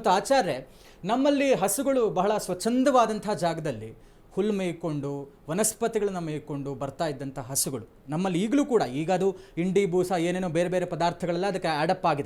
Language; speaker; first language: Kannada; native; Kannada